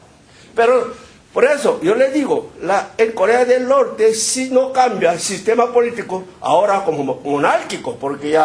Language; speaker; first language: Spanish; non-native, fluent; Korean